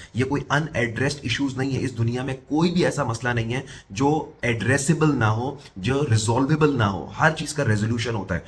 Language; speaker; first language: Urdu; native; Urdu